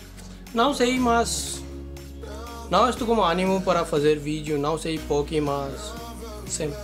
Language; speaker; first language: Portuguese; non-native, learner; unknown